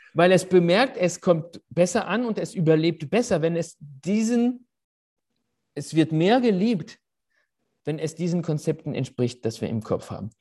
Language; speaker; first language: German; non-native, fluent; French